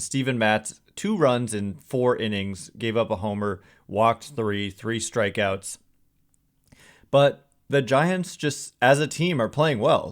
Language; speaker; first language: English; native; English